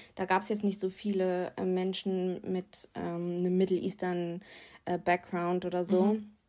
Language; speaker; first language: German; native; German